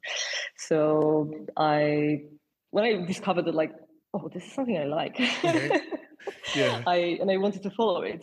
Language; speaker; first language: English; non-native, fluent; Polish